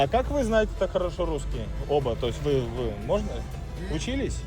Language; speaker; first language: Russian; non-native, fluent; Latvian